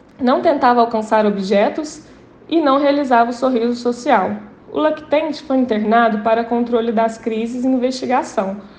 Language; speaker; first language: Portuguese; native; Portuguese